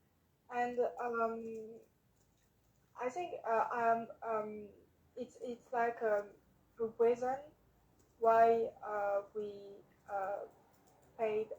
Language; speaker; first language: English; non-native, learner; French